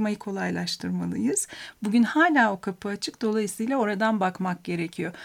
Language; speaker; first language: Turkish; native; Turkish